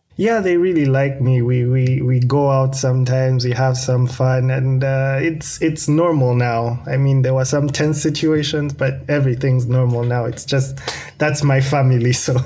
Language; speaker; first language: English; non-native, local second language; Ganda